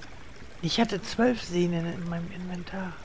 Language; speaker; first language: German; native; German